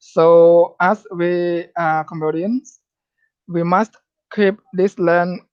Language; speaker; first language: English; non-native, learner; Khmer